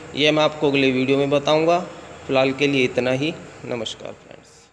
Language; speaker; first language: Hindi; native; Hindi